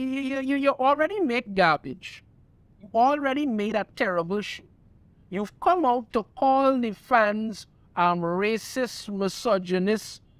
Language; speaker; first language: English; native; English